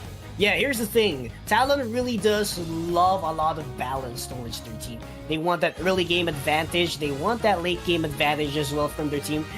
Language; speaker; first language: English; non-native, local second language; Filipino